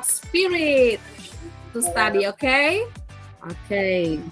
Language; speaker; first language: English; non-native, learner; Indonesian